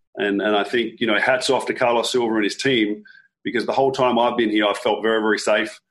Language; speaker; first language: English; native; English